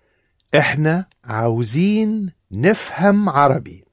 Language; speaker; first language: Arabic; non-native, learner; English